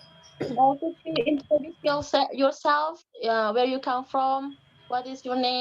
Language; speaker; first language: English; non-native, learner; Indonesian